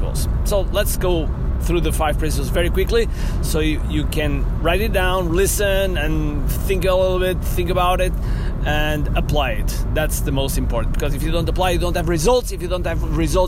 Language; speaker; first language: English; non-native, fluent; Portuguese